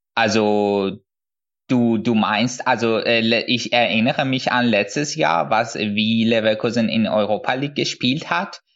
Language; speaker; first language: German; non-native, fluent; Persian